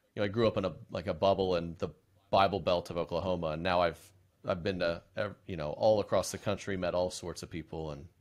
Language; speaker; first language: English; native; English